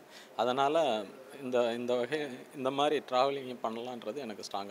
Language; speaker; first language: Tamil; native; Tamil